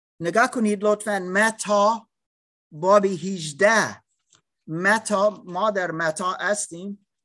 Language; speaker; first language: Persian; non-native, learner; English